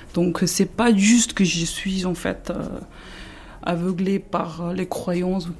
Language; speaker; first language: French; non-native, fluent; Tibetan